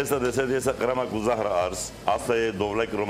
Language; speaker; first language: Romanian; non-native, fluent; Turkish